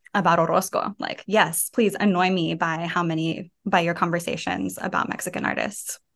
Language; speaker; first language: English; native; English